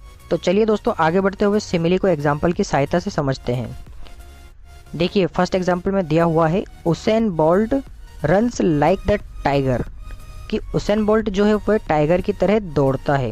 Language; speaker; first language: Hindi; native; Hindi